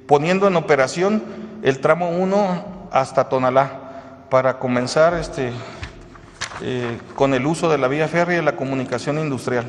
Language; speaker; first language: Spanish; native; Spanish